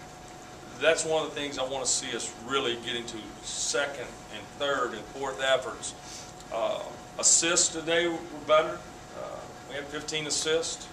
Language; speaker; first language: English; native; English